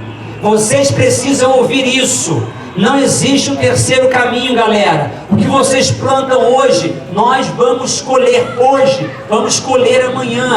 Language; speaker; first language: Portuguese; native; Portuguese